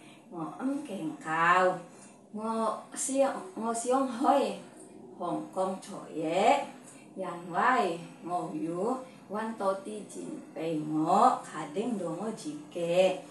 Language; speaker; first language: Cantonese; non-native, learner; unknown